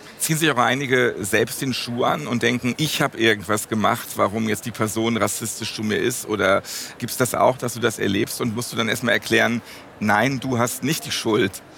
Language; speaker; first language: German; native; German